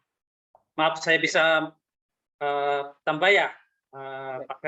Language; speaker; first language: Indonesian; non-native, fluent; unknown